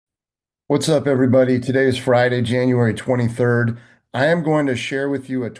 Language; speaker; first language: English; native; English